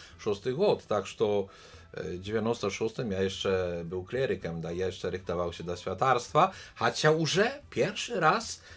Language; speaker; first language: Polish; non-native, learner; Belarusian